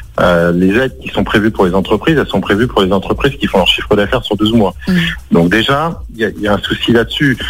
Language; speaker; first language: French; native; French